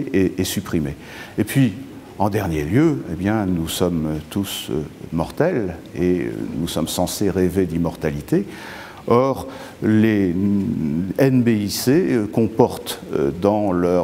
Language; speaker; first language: French; native; French